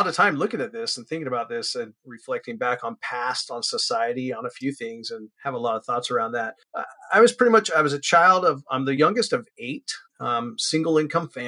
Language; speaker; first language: English; native; English